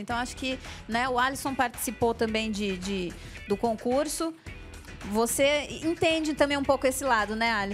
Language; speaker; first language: Portuguese; native; Portuguese